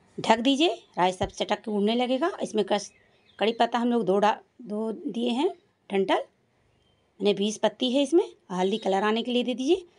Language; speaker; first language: Hindi; native; Hindi